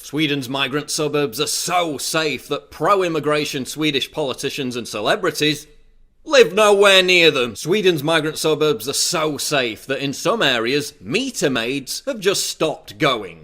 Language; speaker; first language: English; native; English